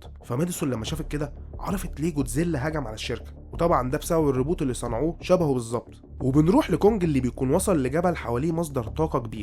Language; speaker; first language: Arabic; native; Arabic